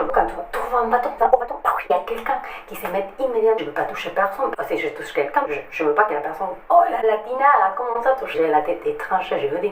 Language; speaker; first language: French; non-native, fluent; Spanish